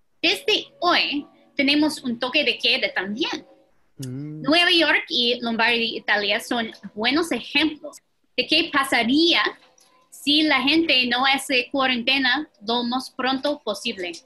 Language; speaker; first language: Spanish; non-native, fluent; English